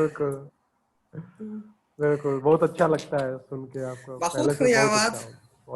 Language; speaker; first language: Hindi; native; Hindi